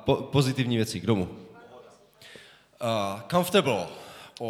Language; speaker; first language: Czech; native; Czech